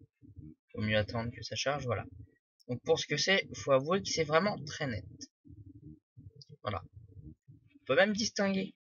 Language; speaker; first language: French; native; French